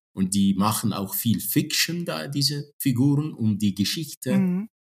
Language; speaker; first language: German; non-native, fluent; Arabic